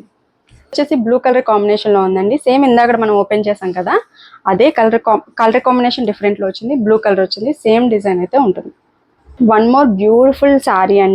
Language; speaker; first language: Telugu; native; Telugu